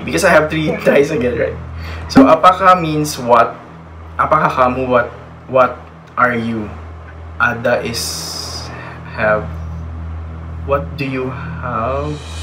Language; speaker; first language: English; non-native, local second language; Filipino